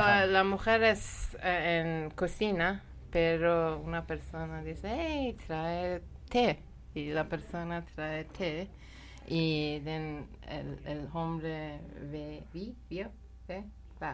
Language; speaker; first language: Spanish; non-native, learner; Persian